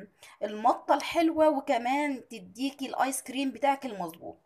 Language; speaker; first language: Arabic; native; Arabic